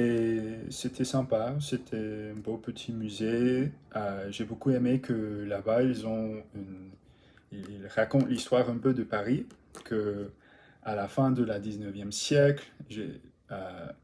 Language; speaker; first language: French; non-native, learner; English